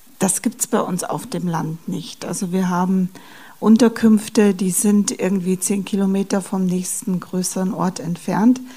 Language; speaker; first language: German; native; German